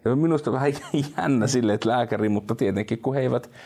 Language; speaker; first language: Finnish; native; Finnish